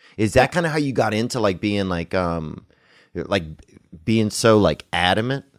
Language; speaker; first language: English; native; English